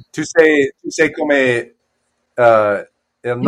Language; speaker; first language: Italian; non-native, learner; English